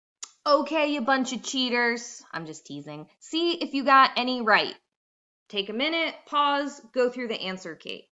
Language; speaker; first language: English; native; English